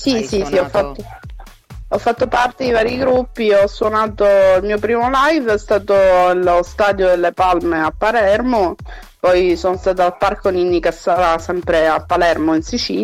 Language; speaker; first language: Italian; early bilingual, other home language; Portuguese